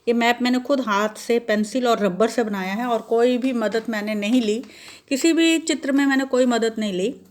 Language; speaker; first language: Hindi; non-native, local second language; Kannada